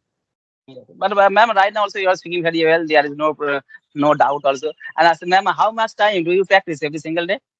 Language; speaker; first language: English; non-native, learner; Bangla